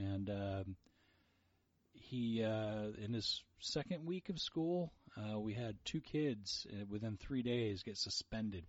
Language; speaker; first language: English; early bilingual, other home language; Portuguese